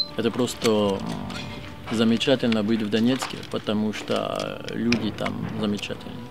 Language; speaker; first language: Russian; non-native, fluent; French